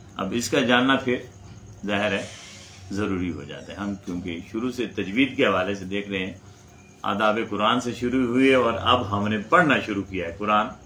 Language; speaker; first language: Urdu; non-native, local second language; Punjabi